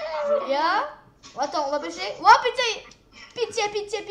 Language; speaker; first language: French; native; French